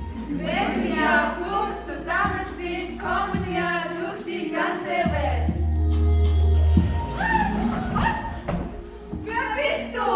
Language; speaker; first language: German; non-native, learner; Mongolian